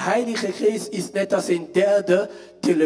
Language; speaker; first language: Dutch; non-native, fluent; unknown